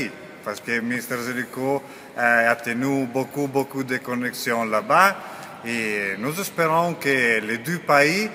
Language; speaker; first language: French; non-native, learner; Italian